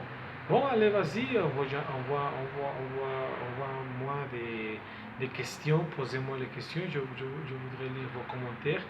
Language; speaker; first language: French; non-native, fluent; Spanish